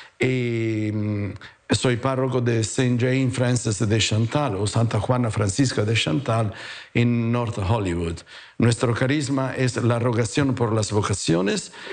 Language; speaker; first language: Spanish; non-native, fluent; Italian